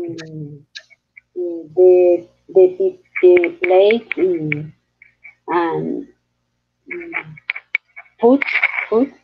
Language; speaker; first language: English; non-native, learner; Spanish